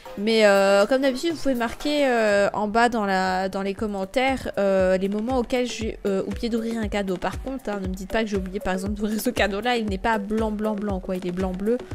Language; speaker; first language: French; native; French